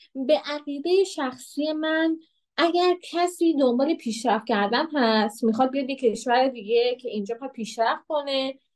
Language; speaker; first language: Persian; native; Persian